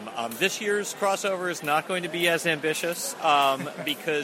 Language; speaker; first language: English; native; English